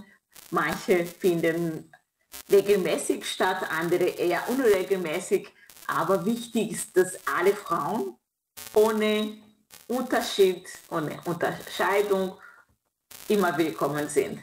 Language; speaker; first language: German; non-native, fluent; Kinyarwanda